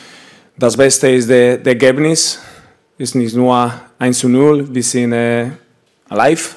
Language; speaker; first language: German; non-native, learner; Spanish